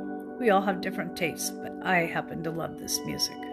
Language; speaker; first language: English; native; English